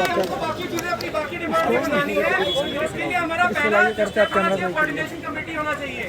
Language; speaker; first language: Hindi; native; Hindi